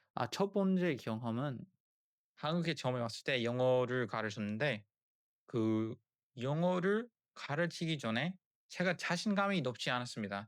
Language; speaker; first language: Korean; non-native, learner; English